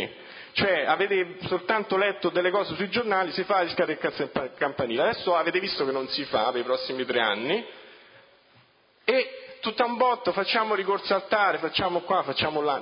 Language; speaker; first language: Italian; native; Italian